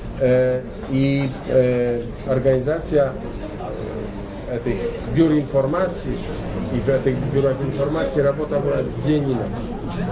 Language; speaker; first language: Russian; non-native, learner; Polish